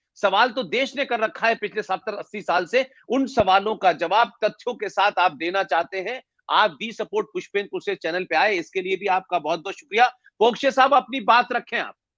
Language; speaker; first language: Hindi; native; Hindi